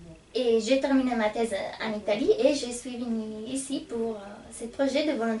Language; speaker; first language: French; non-native, fluent; Italian